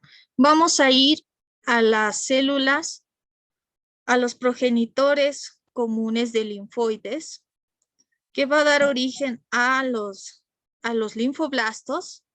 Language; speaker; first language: Spanish; native; Spanish